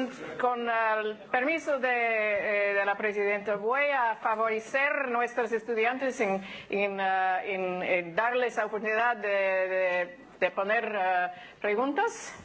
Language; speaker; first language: Spanish; non-native, fluent; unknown